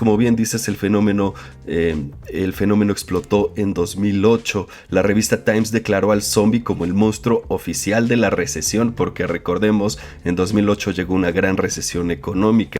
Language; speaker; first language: Spanish; native; Spanish